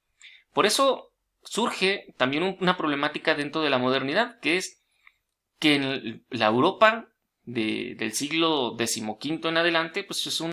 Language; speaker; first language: Spanish; native; Spanish